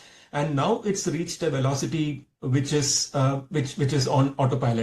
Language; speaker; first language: English; non-native, local second language; Tamil